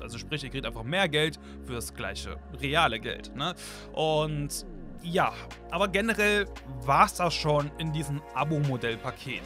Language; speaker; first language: German; native; German